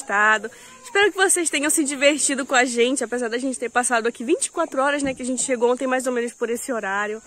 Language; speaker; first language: Portuguese; native; Portuguese